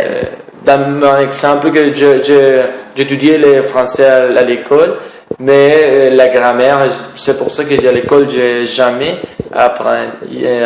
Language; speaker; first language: French; non-native, learner; Spanish